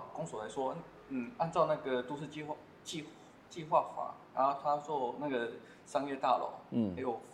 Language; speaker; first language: Chinese; native; Chinese